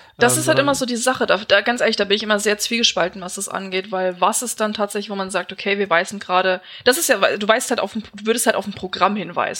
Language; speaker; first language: German; native; German